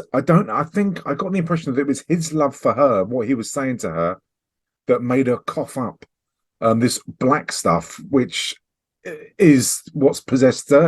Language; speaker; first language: English; native; English